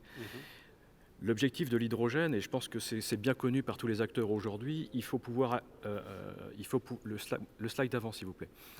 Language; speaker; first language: French; native; French